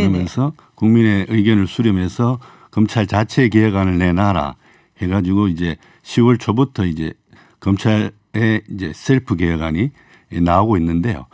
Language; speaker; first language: Korean; native; Korean